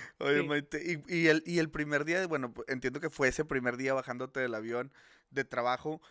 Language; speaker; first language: Spanish; native; Spanish